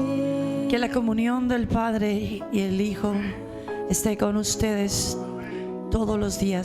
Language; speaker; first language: Spanish; native; Spanish